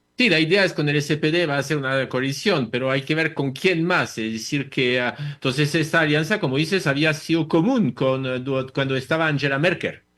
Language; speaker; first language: Spanish; non-native, fluent; French